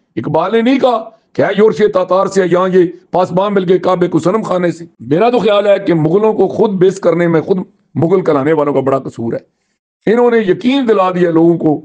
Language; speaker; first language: Urdu; non-native, local second language; Punjabi